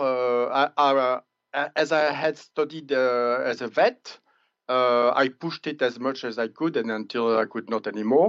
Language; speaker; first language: English; non-native, fluent; French